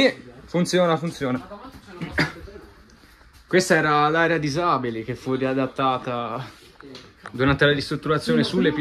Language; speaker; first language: Italian; native; Italian